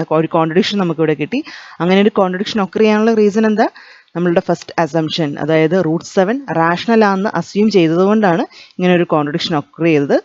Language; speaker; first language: Malayalam; native; Malayalam